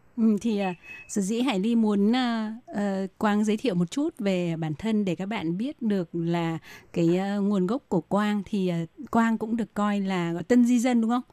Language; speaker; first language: Vietnamese; native; Vietnamese